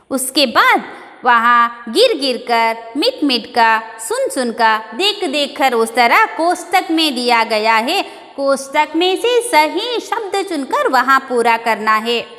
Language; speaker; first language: Hindi; non-native, local second language; Kannada